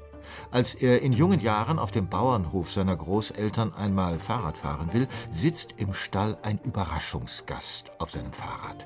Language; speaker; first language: German; native; German